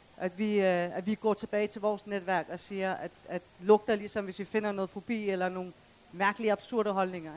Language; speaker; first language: Danish; early bilingual, other home language; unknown